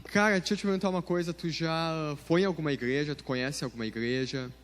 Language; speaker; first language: Portuguese; native; Portuguese